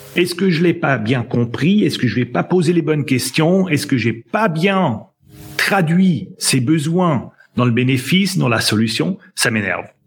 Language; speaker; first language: French; native; French